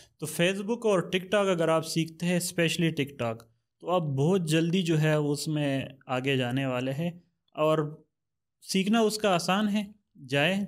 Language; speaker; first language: Urdu; non-native, local second language; Pashto